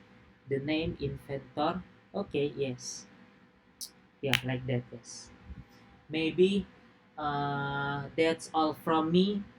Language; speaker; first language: English; non-native, learner; Indonesian